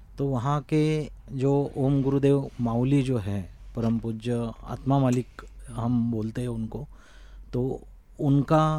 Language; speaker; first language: Hindi; non-native, local second language; Marathi